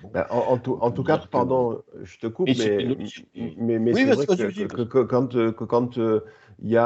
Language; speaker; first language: French; native; French